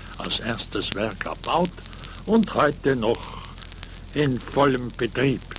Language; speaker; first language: German; native; German